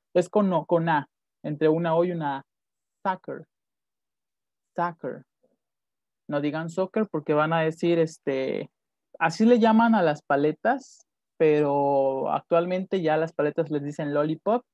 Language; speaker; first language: Spanish; native; Spanish